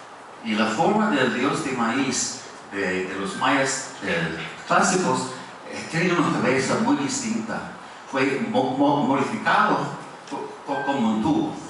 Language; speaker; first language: Spanish; non-native, fluent; English